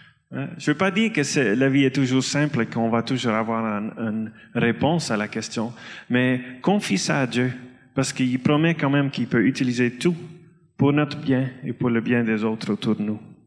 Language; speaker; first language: French; non-native, fluent; Dutch